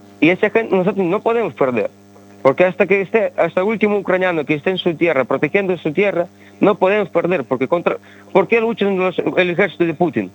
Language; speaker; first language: Spanish; early bilingual, other home language; Ukrainian